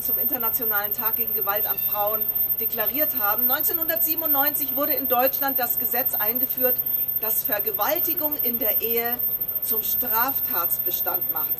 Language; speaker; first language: German; native; German